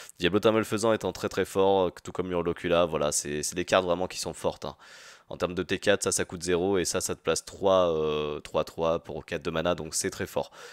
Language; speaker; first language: French; native; French